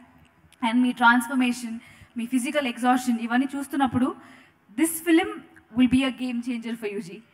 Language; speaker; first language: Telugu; non-native, fluent; Tamil